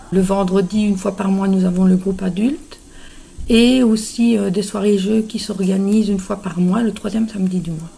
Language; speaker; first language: French; native; French